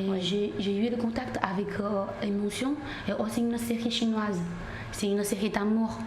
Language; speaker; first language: French; non-native, learner; Chinese